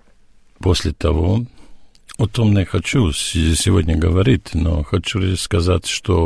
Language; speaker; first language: Russian; non-native, learner; Serbian